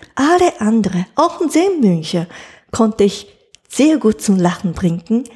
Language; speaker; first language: German; non-native, fluent; Japanese